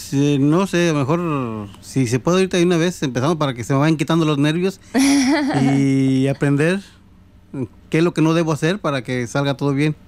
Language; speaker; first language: Spanish; native; Spanish